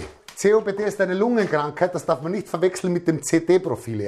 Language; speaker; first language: German; native; German